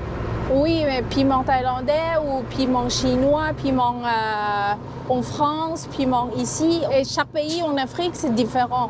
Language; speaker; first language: French; non-native, fluent; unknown